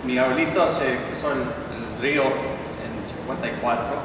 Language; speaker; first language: Spanish; early bilingual, heritage; Spanish